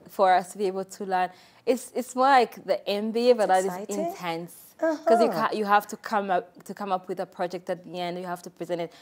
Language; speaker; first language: English; non-native, local second language; Kinyarwanda